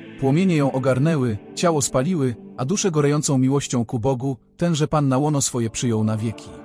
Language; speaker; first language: Polish; native; Polish